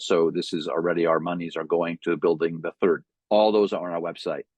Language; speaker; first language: English; native; English